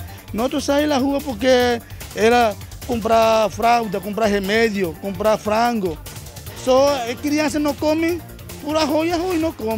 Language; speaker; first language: Portuguese; non-native, learner; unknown